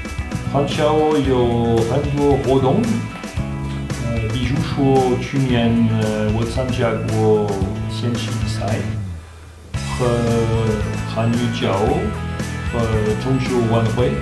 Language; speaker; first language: Chinese; non-native, fluent; French